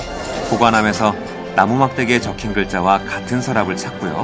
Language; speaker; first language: Korean; native; Korean